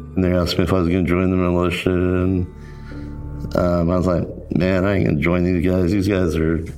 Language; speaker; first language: English; native; English